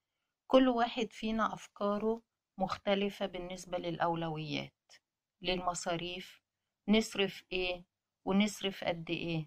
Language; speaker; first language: Arabic; native; Arabic